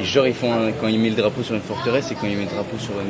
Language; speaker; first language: French; native; French